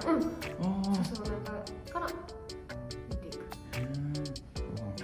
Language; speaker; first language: Japanese; native; Japanese